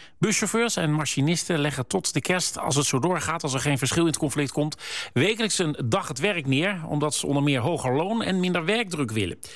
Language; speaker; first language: Dutch; native; Dutch